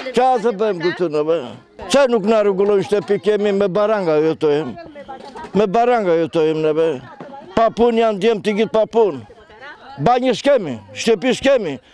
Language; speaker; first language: Albanian; non-native, local second language; Romany